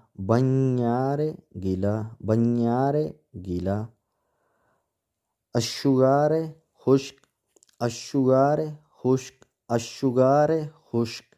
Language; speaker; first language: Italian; non-native, fluent; Urdu